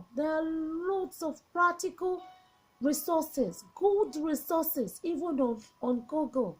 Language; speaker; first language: English; non-native, local second language; Yoruba